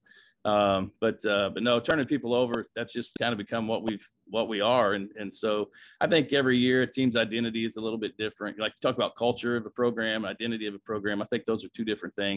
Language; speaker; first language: English; native; English